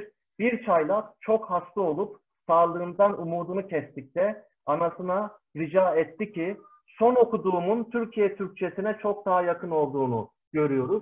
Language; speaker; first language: Turkish; native; Turkish